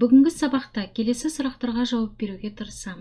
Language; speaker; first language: Kazakh; native; Kazakh